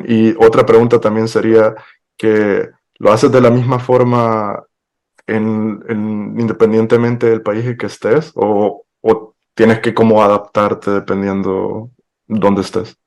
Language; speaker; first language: Spanish; native; Spanish